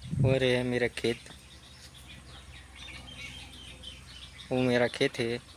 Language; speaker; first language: Hindi; non-native, local second language; Gujarati